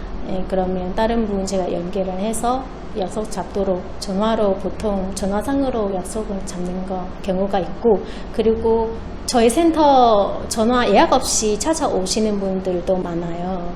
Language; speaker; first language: Korean; non-native, fluent; Vietnamese